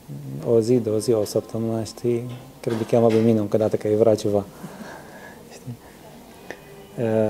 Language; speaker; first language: Romanian; non-native, learner; Arabic